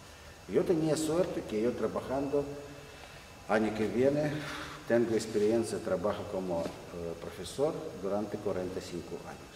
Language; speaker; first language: Spanish; non-native, learner; Russian